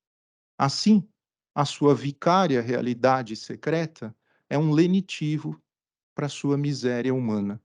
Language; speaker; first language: Portuguese; native; Portuguese